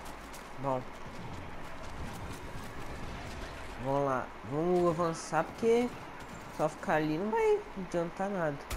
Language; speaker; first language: Portuguese; native; Portuguese